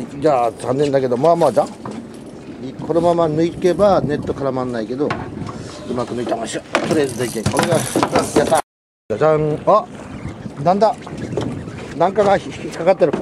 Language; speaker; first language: Japanese; native; Japanese